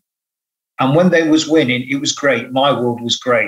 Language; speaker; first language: English; native; English